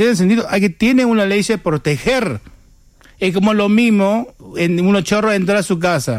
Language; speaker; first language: Spanish; non-native, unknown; Chinese